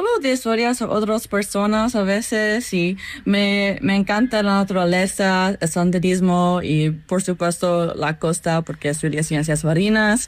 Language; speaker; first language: Spanish; non-native, learner; English